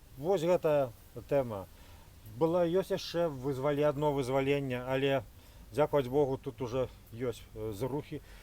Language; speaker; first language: Belarusian; native; Belarusian